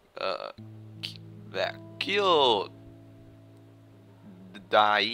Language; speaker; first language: Japanese; non-native, learner; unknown